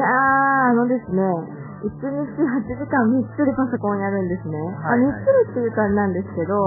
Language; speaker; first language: Japanese; native; Japanese